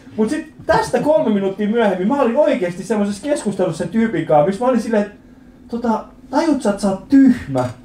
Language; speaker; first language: Finnish; early bilingual, other home language; Persian